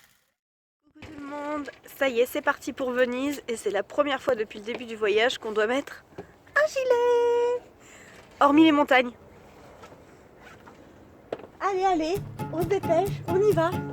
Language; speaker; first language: French; native; French